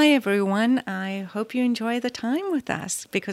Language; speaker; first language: English; native; English